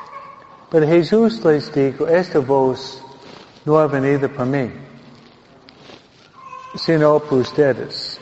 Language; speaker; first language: Spanish; non-native, fluent; English